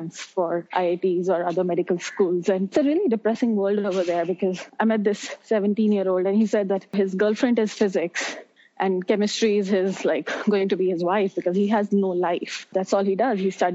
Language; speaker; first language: English; non-native, local second language; Hindi